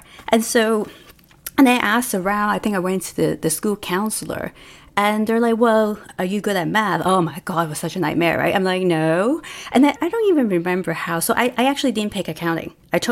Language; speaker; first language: English; non-native, local second language; Cantonese